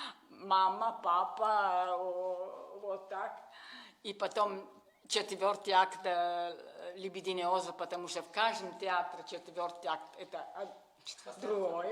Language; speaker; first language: Russian; non-native, learner; Italian